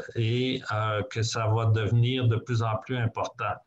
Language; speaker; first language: French; native; French